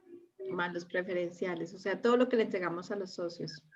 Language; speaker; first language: Spanish; native; Spanish